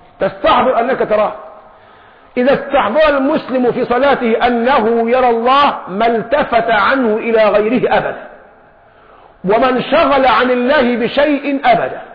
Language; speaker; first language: Arabic; native; Arabic